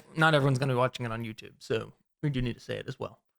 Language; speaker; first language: English; native; English